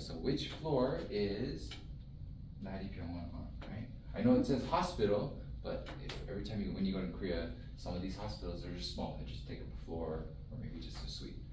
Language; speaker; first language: English; early bilingual, other home language; Korean